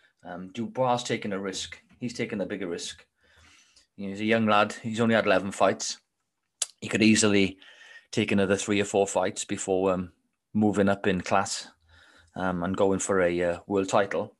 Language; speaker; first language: English; native; English